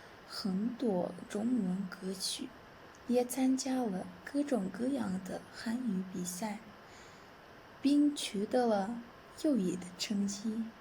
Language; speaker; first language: Chinese; non-native, learner; Kyrgyz